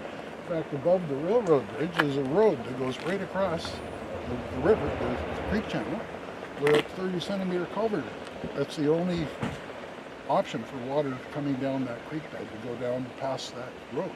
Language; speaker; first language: English; native; English